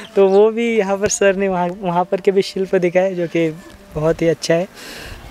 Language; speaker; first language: Hindi; non-native, local second language; Marathi